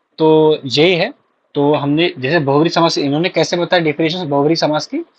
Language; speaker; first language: Hindi; non-native, local second language; Marathi